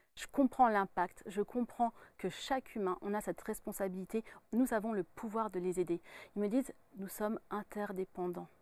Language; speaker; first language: French; native; French